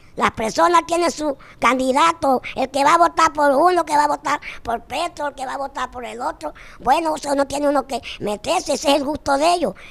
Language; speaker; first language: Spanish; native; Spanish